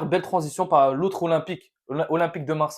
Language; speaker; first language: French; native; French